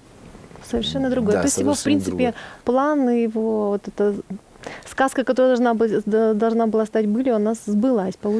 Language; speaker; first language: Russian; native; Russian